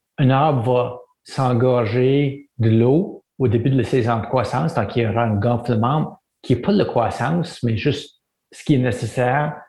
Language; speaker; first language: French; native; French